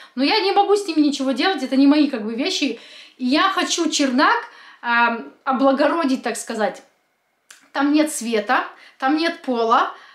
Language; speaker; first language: Russian; native; Russian